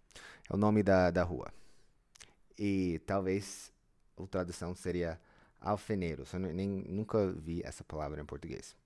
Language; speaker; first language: Portuguese; non-native, fluent; English